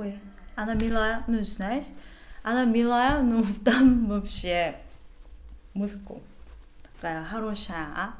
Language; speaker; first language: Russian; non-native, learner; Korean